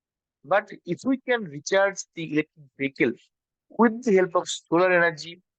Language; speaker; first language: English; non-native, local second language; Bangla